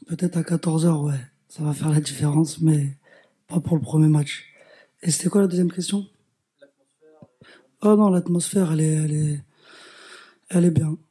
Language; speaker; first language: French; early bilingual, other home language; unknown